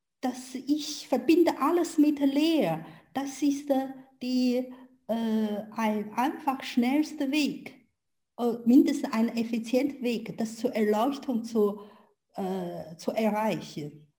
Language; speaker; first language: German; non-native, learner; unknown